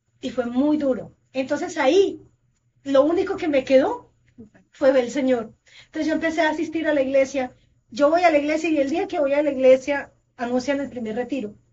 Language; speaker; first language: Spanish; native; Spanish